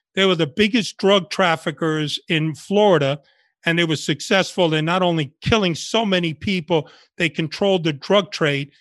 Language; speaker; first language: English; early bilingual, other home language; Spanish